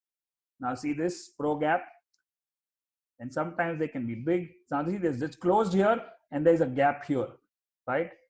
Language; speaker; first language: English; non-native, local second language; Hindi